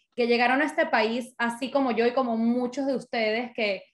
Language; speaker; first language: Spanish; native; Spanish